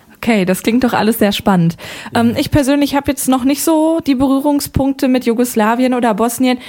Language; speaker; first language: German; native; German